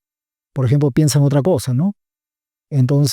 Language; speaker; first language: Spanish; native; Spanish